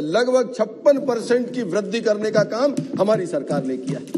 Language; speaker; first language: Hindi; native; Hindi